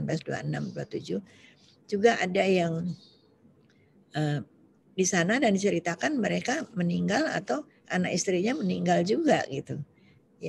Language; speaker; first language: Indonesian; native; Indonesian